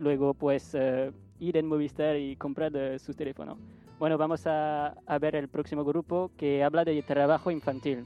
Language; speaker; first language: Spanish; non-native, learner; French